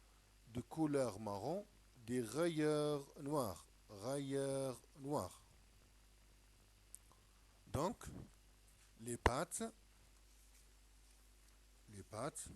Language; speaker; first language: French; non-native, local second language; Arabic